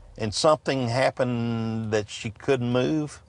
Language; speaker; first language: English; native; English